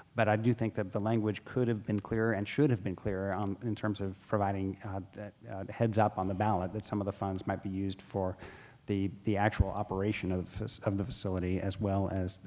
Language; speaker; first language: English; native; English